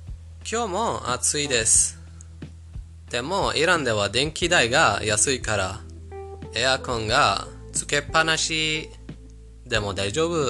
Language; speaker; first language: Japanese; non-native, fluent; Persian